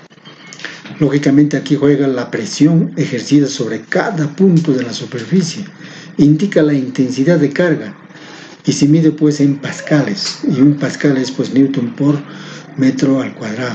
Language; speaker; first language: Spanish; native; Spanish